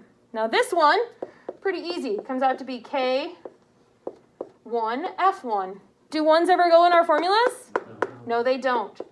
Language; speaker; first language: English; native; English